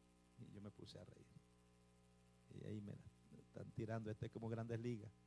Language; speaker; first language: Spanish; native; Spanish